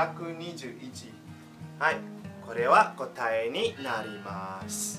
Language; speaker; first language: Japanese; non-native, fluent; Indonesian